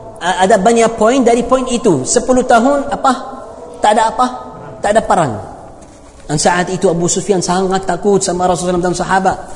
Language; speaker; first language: Malay; non-native, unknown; Arabic